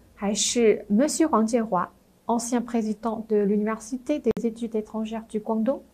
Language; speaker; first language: French; non-native, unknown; Chinese